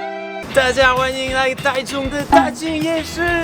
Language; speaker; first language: Chinese; non-native, fluent; French